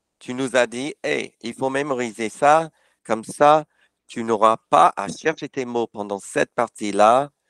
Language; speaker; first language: French; non-native, fluent; English